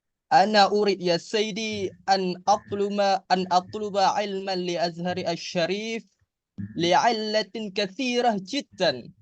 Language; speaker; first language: Arabic; non-native, learner; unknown